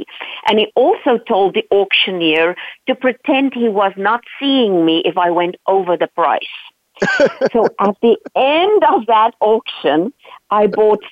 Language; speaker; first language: English; non-native, local second language; Dutch